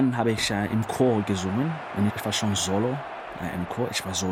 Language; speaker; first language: German; non-native, learner; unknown